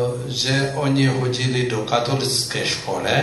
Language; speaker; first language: Czech; non-native, fluent; Amharic